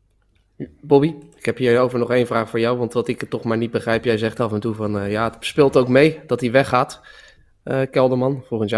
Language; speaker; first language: Dutch; native; Dutch